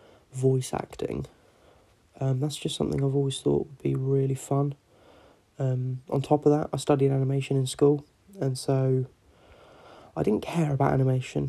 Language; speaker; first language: English; native; English